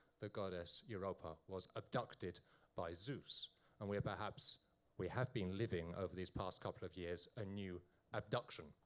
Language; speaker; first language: English; native; English